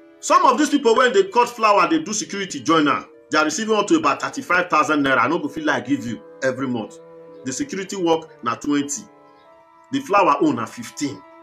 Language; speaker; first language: Nigerian Pidgin; non-native, local second language; Bini